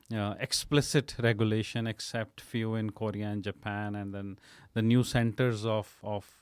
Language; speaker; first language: English; non-native, local second language; Punjabi